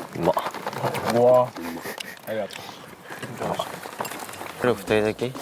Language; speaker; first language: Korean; non-native, learner; Japanese